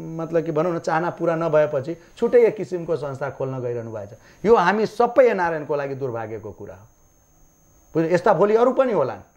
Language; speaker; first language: Nepali; non-native, local second language; Maithili